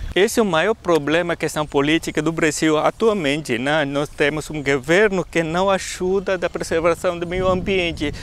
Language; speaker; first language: Portuguese; non-native, fluent; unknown